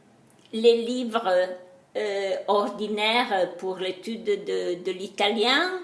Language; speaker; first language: French; non-native, learner; Italian